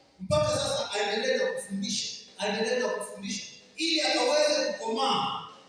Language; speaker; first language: Swahili; non-native, local second language; Kamba